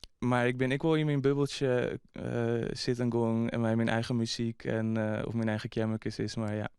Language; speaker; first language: Dutch; non-native, local second language; Western Frisian